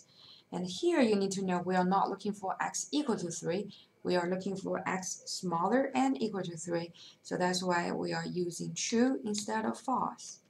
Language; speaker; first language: English; non-native, fluent; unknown